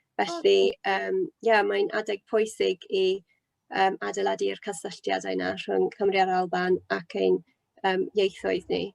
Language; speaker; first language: Welsh; non-native, local second language; English